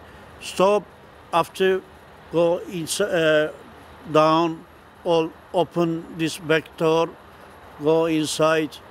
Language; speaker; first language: English; non-native, learner; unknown